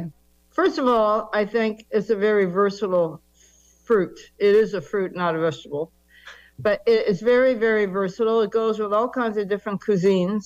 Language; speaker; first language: English; native; English